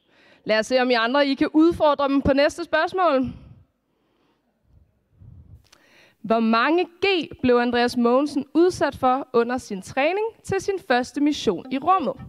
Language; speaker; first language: Danish; native; Danish